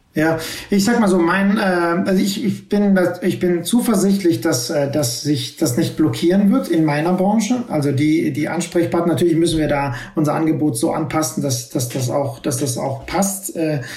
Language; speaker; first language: German; native; German